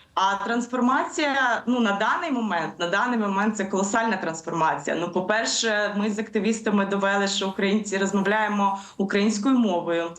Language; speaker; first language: Ukrainian; native; Ukrainian